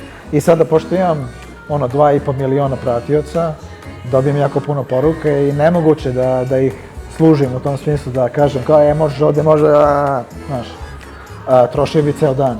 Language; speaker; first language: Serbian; early bilingual, heritage; Serbian